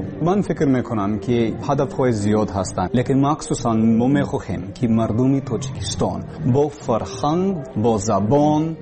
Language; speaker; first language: Persian; non-native, learner; English